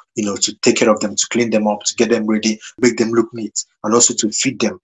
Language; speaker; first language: English; non-native, local second language; Igbo